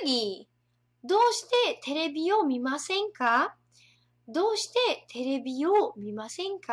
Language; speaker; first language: Japanese; non-native, fluent; Portuguese